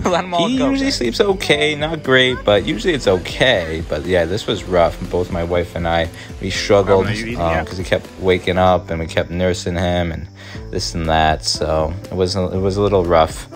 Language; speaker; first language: English; native; English